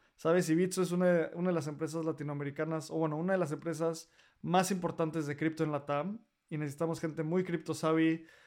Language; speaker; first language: Spanish; native; Spanish